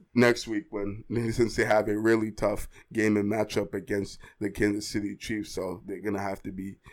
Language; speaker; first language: English; native; English